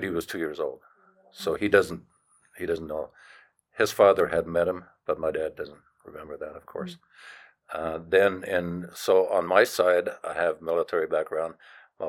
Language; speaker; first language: English; non-native, fluent; German